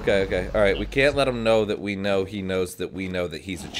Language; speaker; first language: English; native; English